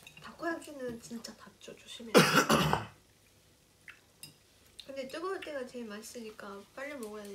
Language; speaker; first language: Korean; non-native, fluent; Japanese